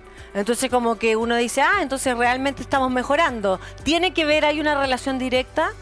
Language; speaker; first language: Spanish; native; Spanish